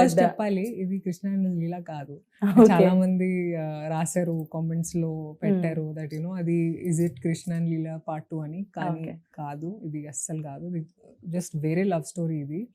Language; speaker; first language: Telugu; non-native, local second language; Hindi